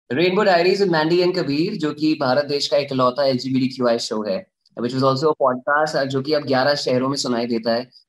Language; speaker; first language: Hindi; native; Hindi